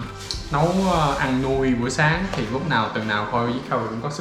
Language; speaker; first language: Vietnamese; early bilingual, heritage; Vietnamese